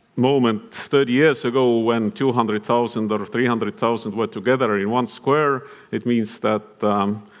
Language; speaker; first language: English; non-native, fluent; Estonian